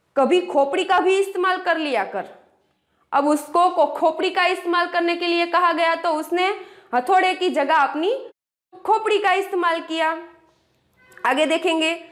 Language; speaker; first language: Hindi; non-native, local second language; Gujarati